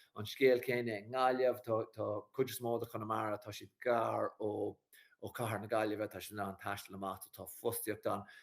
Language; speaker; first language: Irish; native; Irish